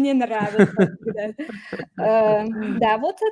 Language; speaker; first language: Russian; non-native, fluent; English